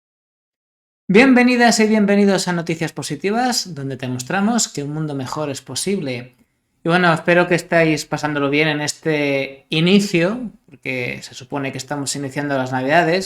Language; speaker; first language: Spanish; native; Spanish